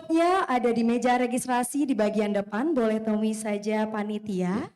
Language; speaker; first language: Indonesian; native; Indonesian